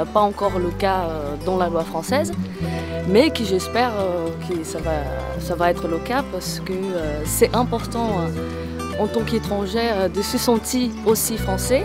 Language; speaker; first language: French; non-native, fluent; Portuguese